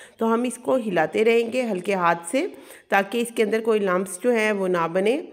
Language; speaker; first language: Urdu; native; Urdu